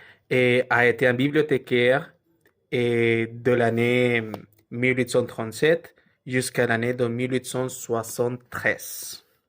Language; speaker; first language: French; non-native, learner; Spanish